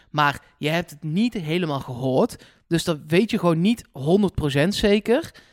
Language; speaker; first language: Dutch; native; Dutch